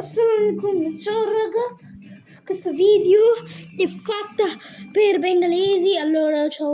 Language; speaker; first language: Italian; early bilingual, other home language; Bangla